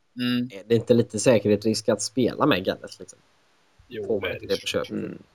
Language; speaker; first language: Swedish; native; Swedish